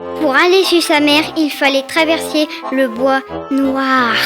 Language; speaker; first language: French; native; French